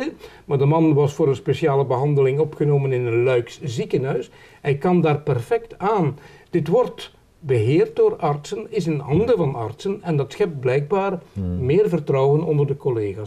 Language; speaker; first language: Dutch; native; Dutch